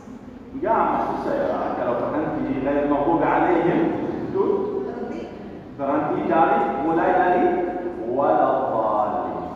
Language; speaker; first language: Indonesian; non-native, learner; Arabic